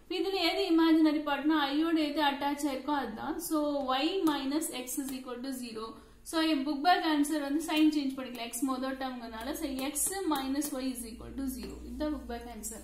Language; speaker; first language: Tamil; native; Tamil